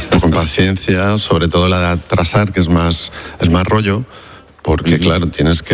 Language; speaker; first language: Spanish; native; Spanish